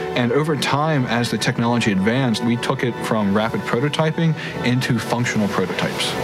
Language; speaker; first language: English; native; English